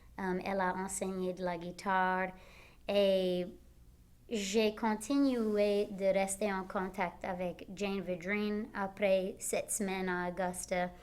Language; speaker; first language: French; non-native, local second language; English